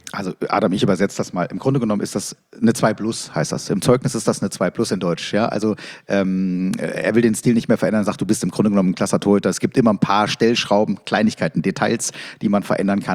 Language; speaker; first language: German; native; German